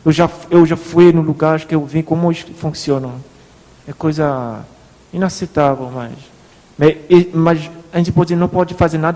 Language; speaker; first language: Portuguese; non-native, fluent; Haitian Creole